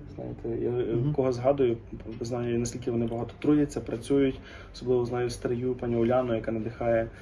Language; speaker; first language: Ukrainian; native; Ukrainian